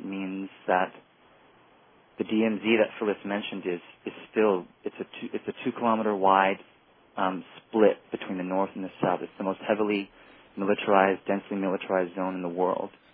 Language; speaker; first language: English; native; English